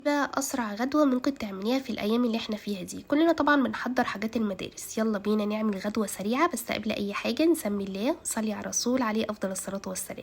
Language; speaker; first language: Arabic; native; Arabic